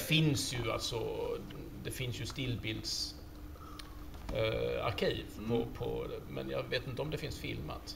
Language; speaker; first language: Swedish; native; Swedish